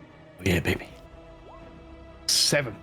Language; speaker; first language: English; native; English